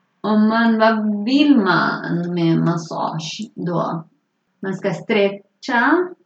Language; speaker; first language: Swedish; non-native, fluent; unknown